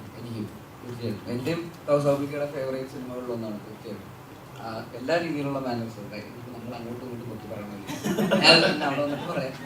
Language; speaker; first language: Malayalam; native; Malayalam